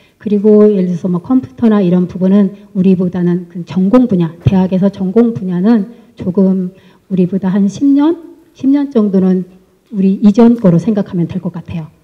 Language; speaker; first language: Korean; native; Korean